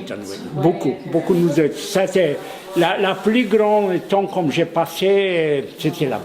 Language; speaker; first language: French; non-native, fluent; Polish